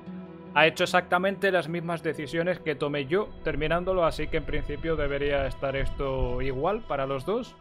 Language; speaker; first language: Spanish; native; Spanish